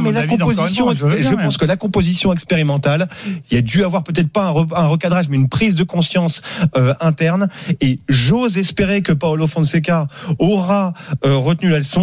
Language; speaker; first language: French; native; French